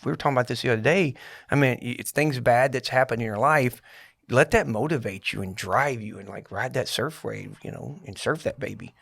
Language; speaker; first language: English; native; English